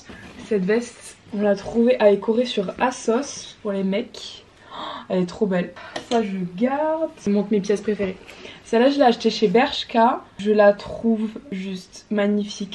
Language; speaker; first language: French; native; French